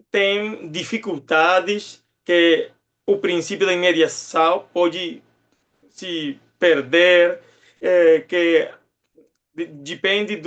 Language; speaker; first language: Portuguese; non-native, fluent; Spanish